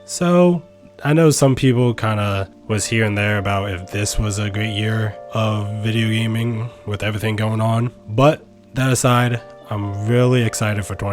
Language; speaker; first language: English; native; English